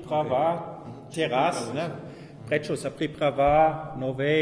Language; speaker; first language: Slovak; non-native, learner; German